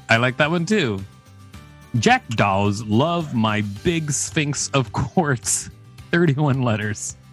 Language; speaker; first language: English; native; English